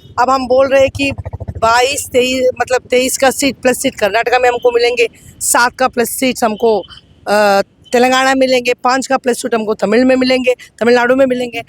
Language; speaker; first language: Hindi; non-native, local second language; Tamil